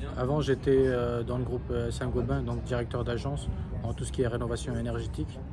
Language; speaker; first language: French; early bilingual, other home language; Kurdish